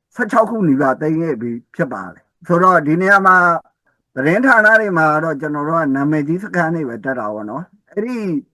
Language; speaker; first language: Burmese; non-native, local second language; S'gaw Karen